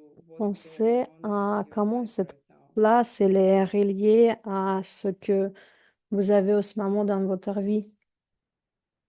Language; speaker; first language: French; non-native, fluent; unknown